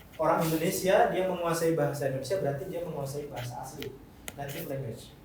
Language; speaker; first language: Indonesian; non-native, local second language; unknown